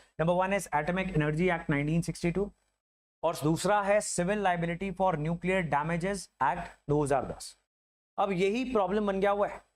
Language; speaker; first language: Hindi; native; Hindi